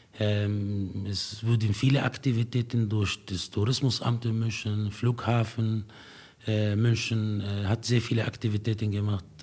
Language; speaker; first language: German; non-native, fluent; Arabic